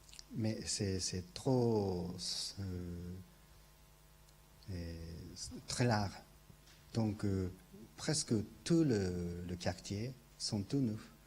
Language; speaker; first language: French; non-native, learner; Japanese